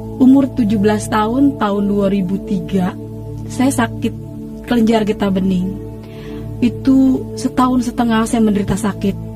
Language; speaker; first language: Indonesian; native; Indonesian